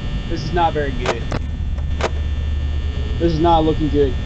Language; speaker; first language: English; native; English